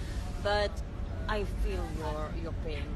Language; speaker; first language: English; non-native, learner; Russian